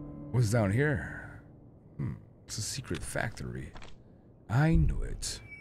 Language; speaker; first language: English; native; English